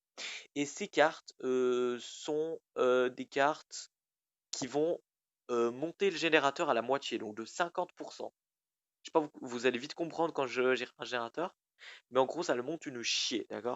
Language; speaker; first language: French; native; French